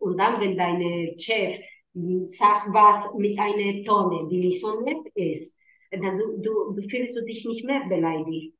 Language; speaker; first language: German; non-native, learner; Spanish